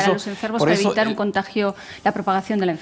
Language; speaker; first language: Spanish; native; Spanish